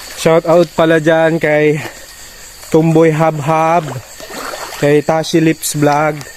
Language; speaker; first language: Filipino; non-native, local second language; Bikol